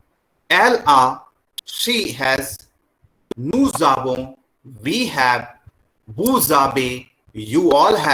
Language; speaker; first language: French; non-native, learner; Hindi